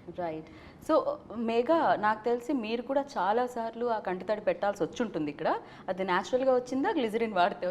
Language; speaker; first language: Telugu; native; Telugu